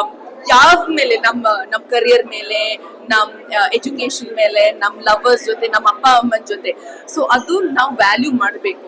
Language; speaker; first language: Kannada; non-native, fluent; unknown